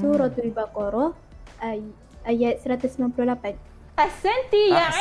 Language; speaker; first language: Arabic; non-native, learner; Malay